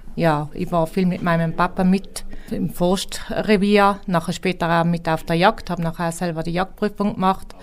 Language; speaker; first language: German; native; German